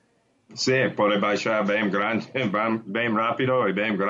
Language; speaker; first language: Portuguese; non-native, learner; Spanish